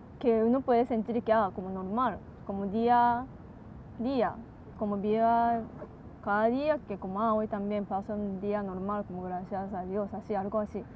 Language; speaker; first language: Spanish; non-native, learner; Japanese